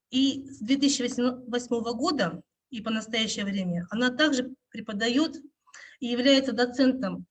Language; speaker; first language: Russian; native; Russian